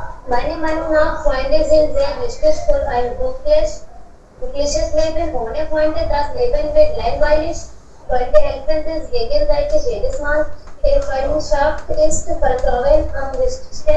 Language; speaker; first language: German; non-native, learner; Hindi